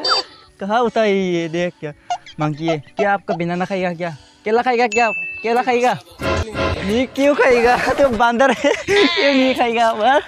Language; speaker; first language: Hindi; non-native, local second language; Bodo